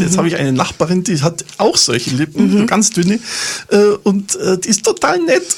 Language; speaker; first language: German; native; German